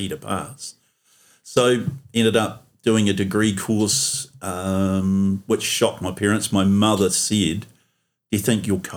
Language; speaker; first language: English; native; English